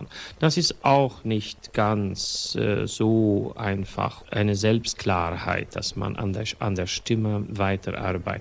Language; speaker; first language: German; non-native, fluent; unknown